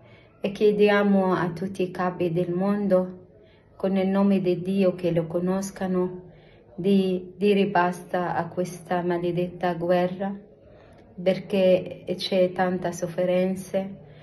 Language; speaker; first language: Italian; non-native, learner; Arabic